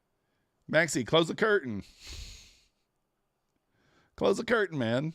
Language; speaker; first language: English; native; English